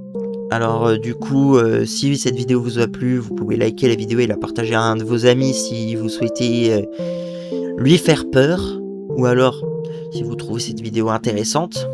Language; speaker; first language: French; native; French